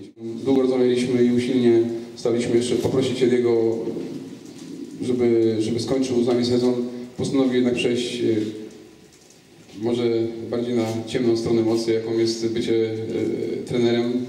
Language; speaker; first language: Polish; native; Polish